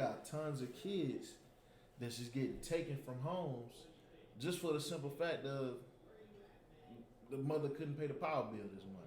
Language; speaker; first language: English; native; English